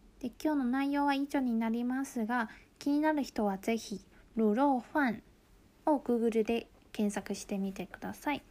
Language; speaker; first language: Japanese; non-native, local second language; Chinese